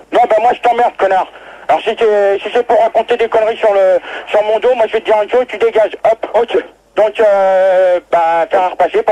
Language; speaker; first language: French; native; French